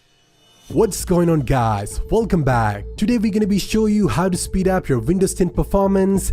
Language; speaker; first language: English; non-native, fluent; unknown